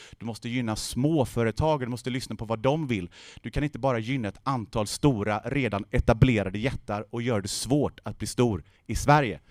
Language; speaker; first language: Swedish; native; Swedish